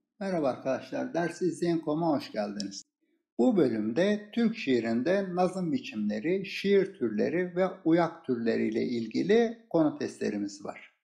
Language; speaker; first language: Turkish; native; Turkish